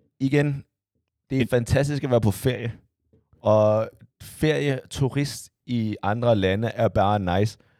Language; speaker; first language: Danish; early bilingual, other home language; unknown